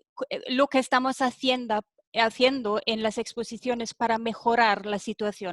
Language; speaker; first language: Spanish; non-native, fluent; German